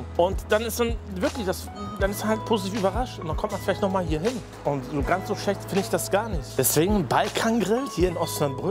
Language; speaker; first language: German; native; German